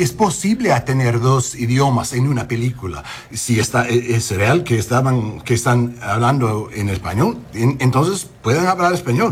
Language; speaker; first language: Spanish; non-native, learner; English